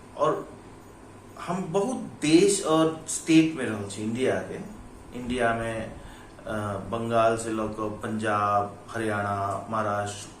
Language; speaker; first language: Maithili; non-native, local second language; Bhojpuri